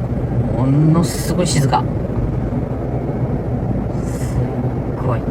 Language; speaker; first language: Japanese; native; Japanese